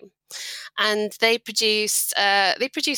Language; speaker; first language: English; native; English